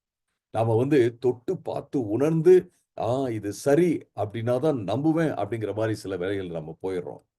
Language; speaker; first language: Tamil; native; Tamil